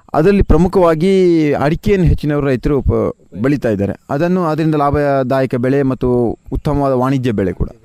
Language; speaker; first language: Kannada; native; Kannada